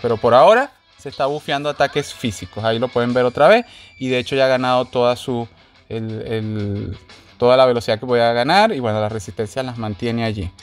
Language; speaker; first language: Spanish; native; Spanish